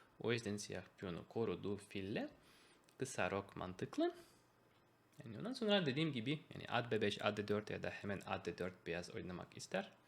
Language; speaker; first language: Turkish; non-native, fluent; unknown